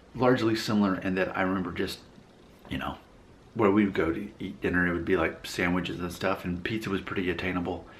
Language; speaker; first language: English; native; English